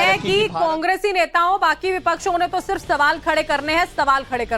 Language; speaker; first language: Hindi; native; Hindi